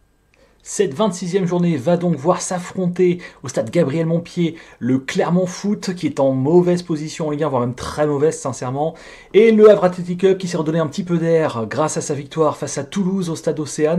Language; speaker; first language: French; native; French